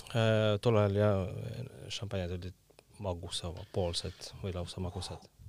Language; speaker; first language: Estonian; non-native, local second language; Russian